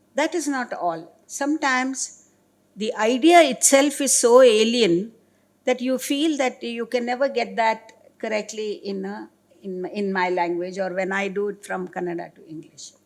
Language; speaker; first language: English; non-native, local second language; Kannada